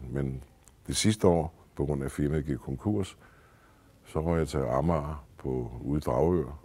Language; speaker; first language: Danish; native; Danish